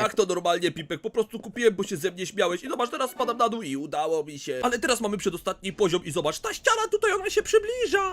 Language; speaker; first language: Polish; native; Polish